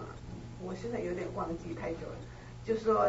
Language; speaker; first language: Chinese; native; Chinese